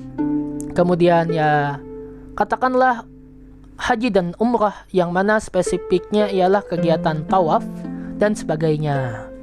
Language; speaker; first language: Indonesian; native; Indonesian